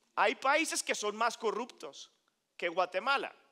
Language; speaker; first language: Spanish; non-native, fluent; Dutch